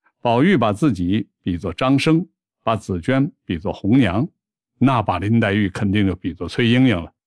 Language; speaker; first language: Chinese; native; Chinese